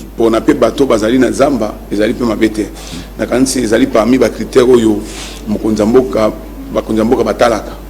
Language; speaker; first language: Lingala; non-native, local second language; Mongo